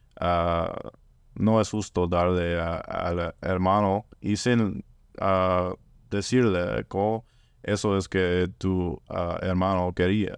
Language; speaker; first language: Spanish; non-native, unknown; French